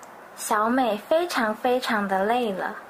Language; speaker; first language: Chinese; native; Chinese